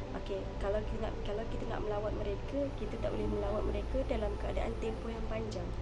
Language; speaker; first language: Malay; native; Malay